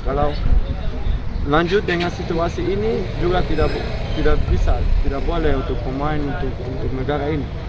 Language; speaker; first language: Indonesian; non-native, fluent; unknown